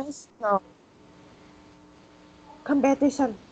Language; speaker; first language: English; non-native, learner; Vietnamese